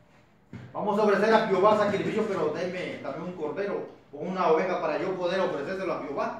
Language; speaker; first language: Spanish; native; Spanish